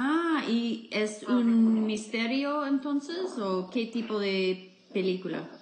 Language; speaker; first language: Spanish; non-native, fluent; English